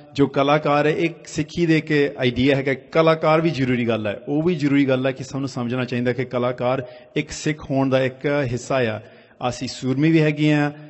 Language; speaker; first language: Punjabi; early bilingual, heritage; Punjabi